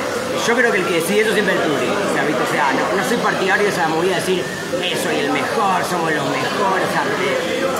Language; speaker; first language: Spanish; native; Spanish